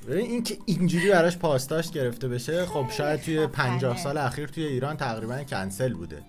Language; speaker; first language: Persian; native; Persian